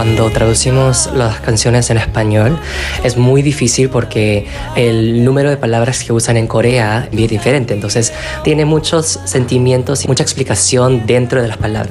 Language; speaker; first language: Spanish; non-native, fluent; Korean